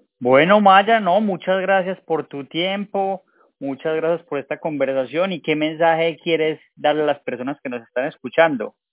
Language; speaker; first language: Spanish; native; Spanish